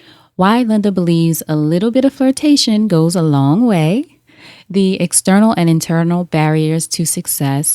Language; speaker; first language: English; native; English